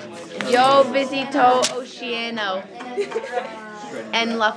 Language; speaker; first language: Spanish; non-native, learner; English